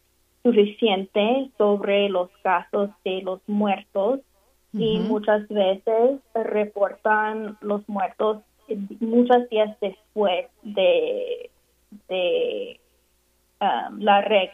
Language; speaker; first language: Spanish; non-native, fluent; English